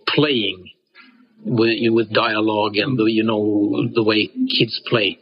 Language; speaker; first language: English; non-native, fluent; Norwegian